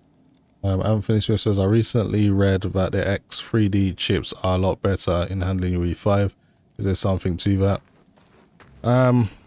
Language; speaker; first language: English; native; English